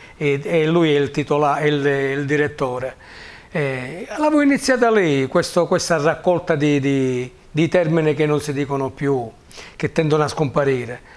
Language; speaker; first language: Italian; native; Italian